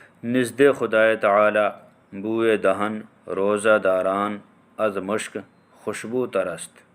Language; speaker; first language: Persian; non-native, fluent; Urdu